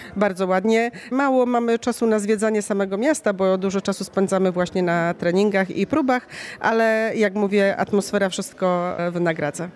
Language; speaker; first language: Polish; native; Polish